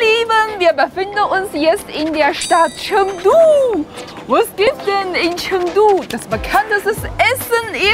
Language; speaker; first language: German; non-native, learner; Chinese